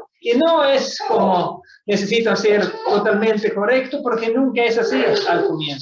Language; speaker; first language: Spanish; non-native, fluent; Swedish